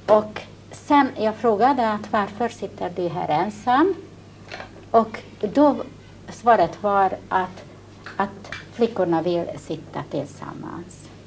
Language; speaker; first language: Swedish; non-native, fluent; Hungarian